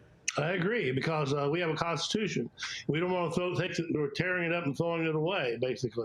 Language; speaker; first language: English; native; English